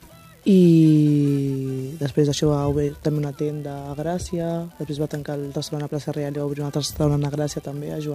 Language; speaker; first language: Catalan; early bilingual, other home language; Wolof